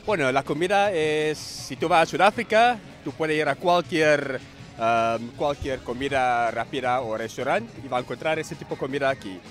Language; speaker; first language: Spanish; non-native, learner; English